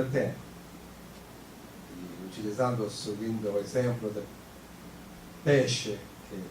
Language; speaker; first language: Portuguese; non-native, fluent; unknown